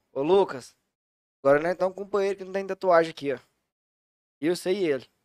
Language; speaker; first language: Portuguese; native; Portuguese